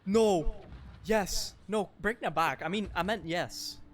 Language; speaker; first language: English; non-native, fluent; Dutch